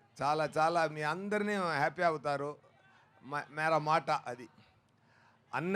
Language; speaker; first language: Telugu; non-native, learner; Tamil